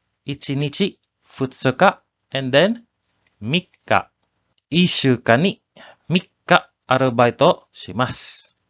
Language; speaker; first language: Japanese; non-native, learner; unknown